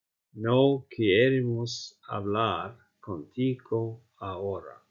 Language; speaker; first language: Spanish; non-native, fluent; Icelandic